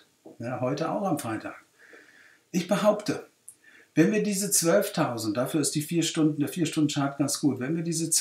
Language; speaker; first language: German; native; German